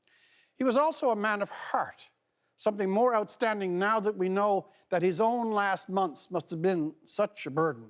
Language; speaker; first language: English; native; English